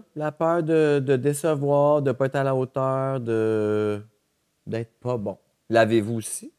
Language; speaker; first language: French; native; French